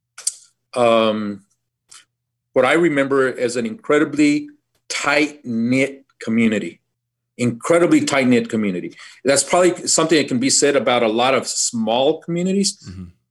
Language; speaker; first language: English; native; English